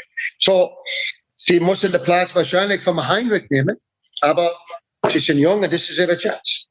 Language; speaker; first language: German; non-native, learner; English